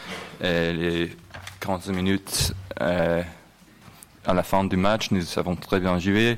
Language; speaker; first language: French; non-native, fluent; English